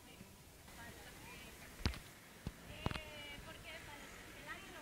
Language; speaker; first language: Galician; non-native, local second language; Spanish